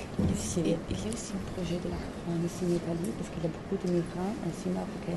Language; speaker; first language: French; non-native, learner; Italian